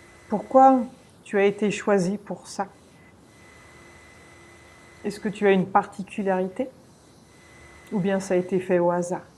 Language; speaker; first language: French; native; French